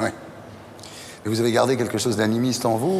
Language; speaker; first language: French; native; French